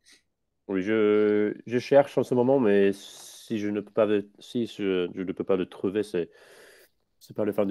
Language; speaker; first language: French; non-native, fluent; English